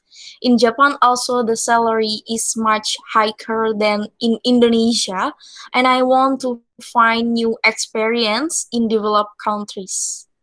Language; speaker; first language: English; non-native, learner; Indonesian